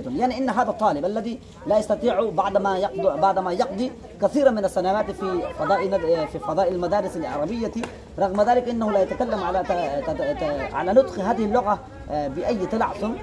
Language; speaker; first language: Arabic; non-native, fluent; Urdu